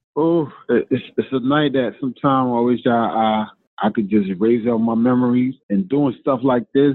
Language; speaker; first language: English; non-native, fluent; Spanish